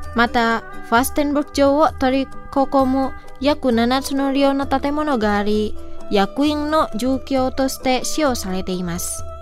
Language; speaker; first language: Japanese; non-native, fluent; Indonesian